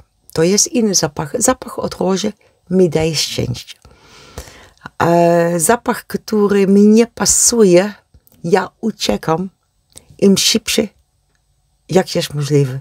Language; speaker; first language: Polish; non-native, learner; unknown